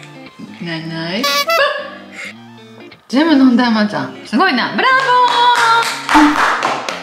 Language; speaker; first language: Japanese; native; Japanese